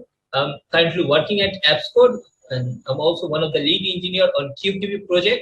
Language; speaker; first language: English; non-native, local second language; Bangla